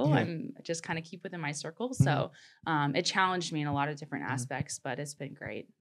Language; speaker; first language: English; native; English